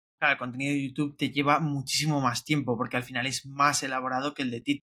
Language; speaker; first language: Spanish; native; Spanish